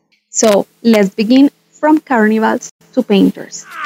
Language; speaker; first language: English; non-native, fluent; Spanish